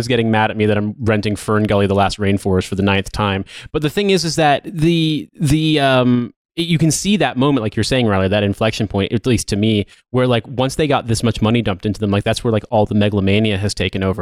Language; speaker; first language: English; native; English